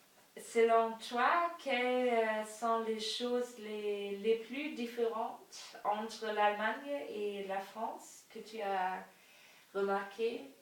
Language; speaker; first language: French; non-native, learner; German